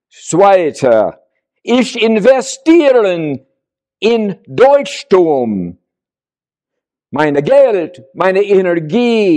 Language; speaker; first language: German; non-native, learner; English